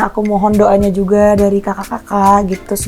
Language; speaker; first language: Indonesian; native; Indonesian